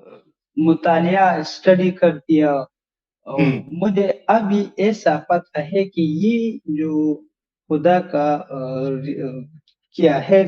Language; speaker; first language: Hindi; non-native, learner; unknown